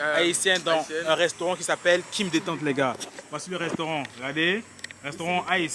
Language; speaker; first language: French; native; French